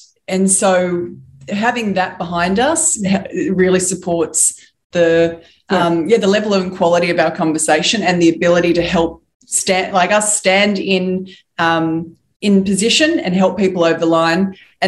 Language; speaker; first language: English; native; English